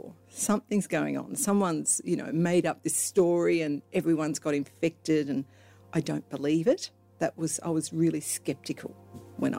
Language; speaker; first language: English; native; English